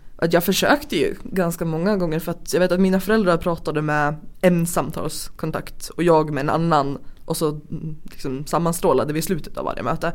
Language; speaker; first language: Swedish; native; Swedish